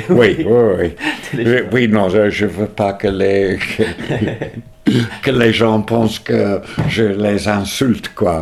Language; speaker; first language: French; non-native, fluent; English